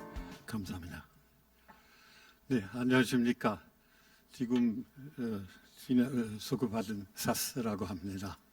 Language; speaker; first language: Korean; non-native, fluent; German